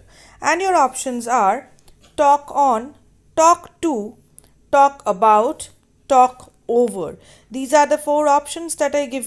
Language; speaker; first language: English; non-native, local second language; Hindi